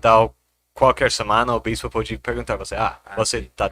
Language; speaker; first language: Portuguese; non-native, fluent; English